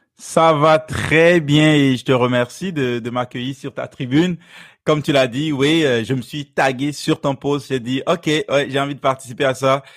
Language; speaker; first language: French; non-native, local second language; Fon